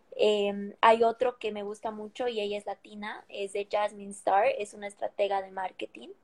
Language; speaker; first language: Spanish; native; Spanish